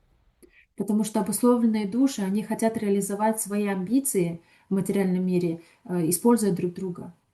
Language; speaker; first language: Russian; native; Russian